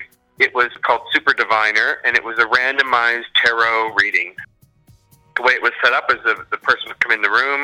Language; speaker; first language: English; native; English